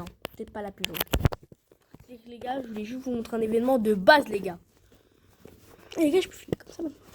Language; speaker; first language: French; native; French